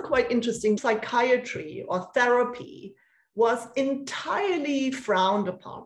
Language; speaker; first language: English; non-native, fluent; German